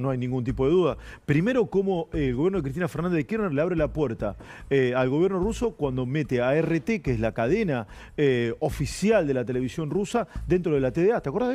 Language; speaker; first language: Spanish; native; Spanish